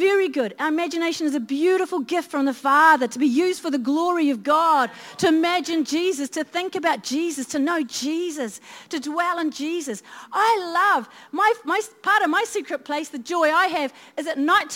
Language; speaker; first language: English; native; English